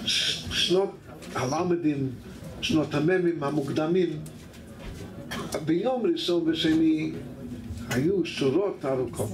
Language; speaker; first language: Hebrew; non-native, fluent; English